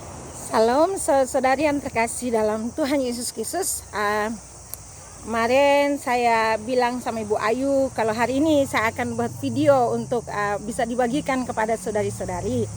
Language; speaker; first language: Indonesian; native; Indonesian